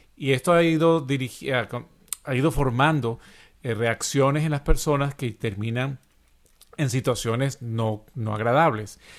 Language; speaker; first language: Spanish; native; Spanish